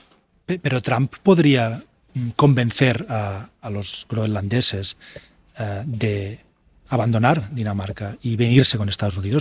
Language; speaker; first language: Spanish; native; Spanish